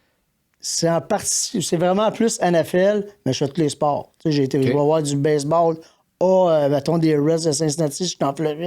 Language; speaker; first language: French; native; French